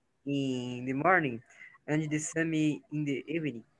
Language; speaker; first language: English; non-native, learner; Portuguese